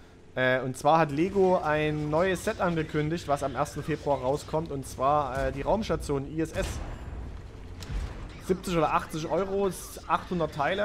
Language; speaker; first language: German; native; German